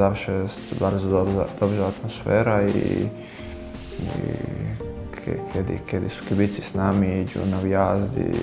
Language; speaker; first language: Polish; non-native, learner; Croatian